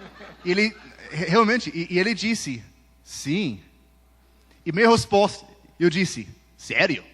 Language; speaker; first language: Portuguese; early bilingual, heritage; Portuguese